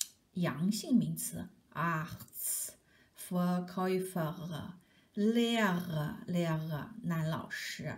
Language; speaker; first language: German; non-native, fluent; Chinese